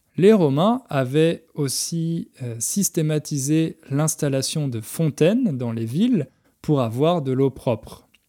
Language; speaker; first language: French; native; French